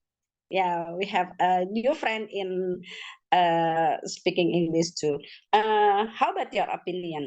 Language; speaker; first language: English; non-native, learner; Indonesian